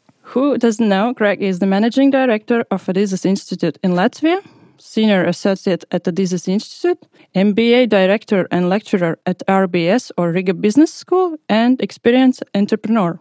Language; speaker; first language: English; non-native, fluent; Latvian